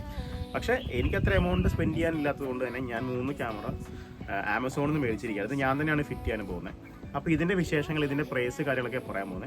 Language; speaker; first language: Malayalam; native; Malayalam